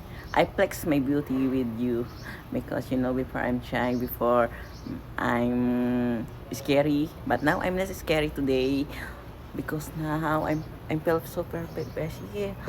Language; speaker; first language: English; non-native, learner; Filipino